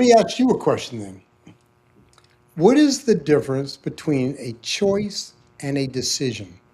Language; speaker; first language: English; native; English